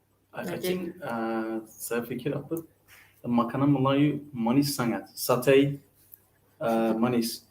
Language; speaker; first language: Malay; non-native, learner; Turkish